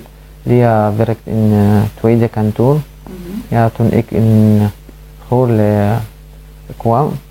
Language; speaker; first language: Dutch; non-native, learner; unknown